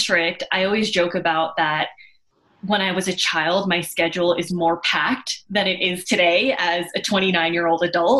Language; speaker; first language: English; native; English